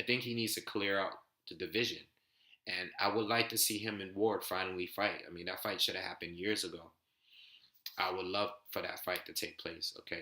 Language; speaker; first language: English; native; English